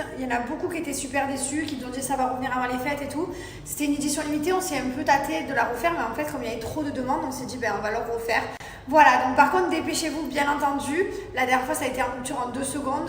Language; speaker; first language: French; native; French